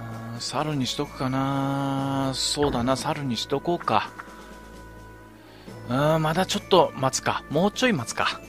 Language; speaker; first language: Japanese; native; Japanese